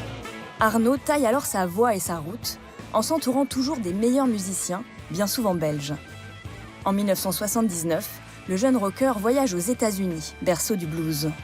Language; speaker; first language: French; native; French